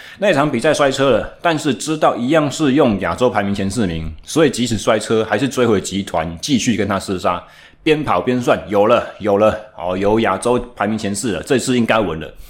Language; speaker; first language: Chinese; native; Chinese